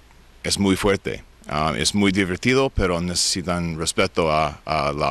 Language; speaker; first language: Spanish; non-native, learner; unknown